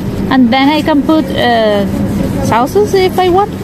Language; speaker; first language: English; non-native, learner; Spanish